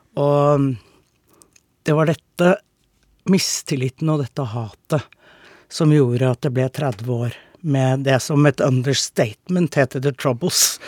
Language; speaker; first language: Norwegian; native; Norwegian